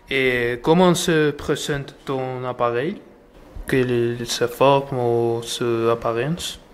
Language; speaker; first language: French; non-native, learner; Spanish